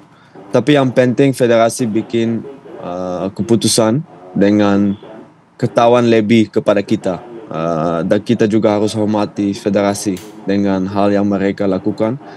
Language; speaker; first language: Indonesian; non-native, fluent; Dutch